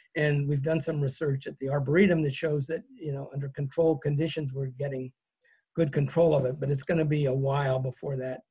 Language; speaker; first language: English; native; English